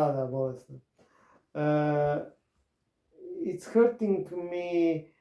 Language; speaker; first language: English; non-native, learner; Croatian